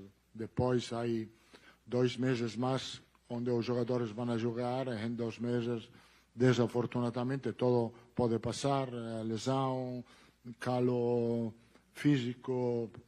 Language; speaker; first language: Portuguese; non-native, learner; Italian